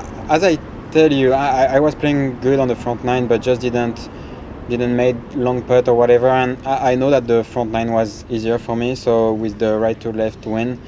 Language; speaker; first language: English; non-native, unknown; French